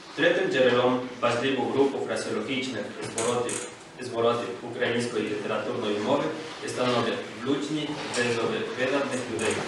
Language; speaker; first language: Ukrainian; non-native, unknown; Spanish